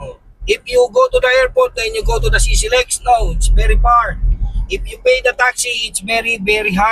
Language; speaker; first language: English; non-native, learner; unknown